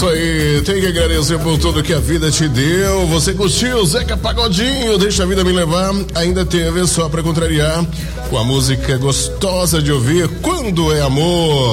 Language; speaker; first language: Portuguese; native; Portuguese